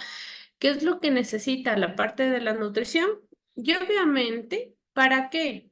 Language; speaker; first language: Spanish; native; Spanish